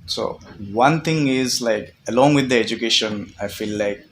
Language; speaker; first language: English; non-native, local second language; Bangla